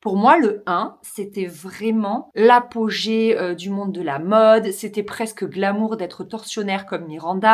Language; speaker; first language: French; native; French